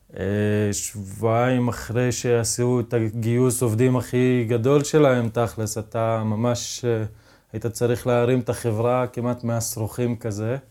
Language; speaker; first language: Hebrew; non-native, local second language; Arabic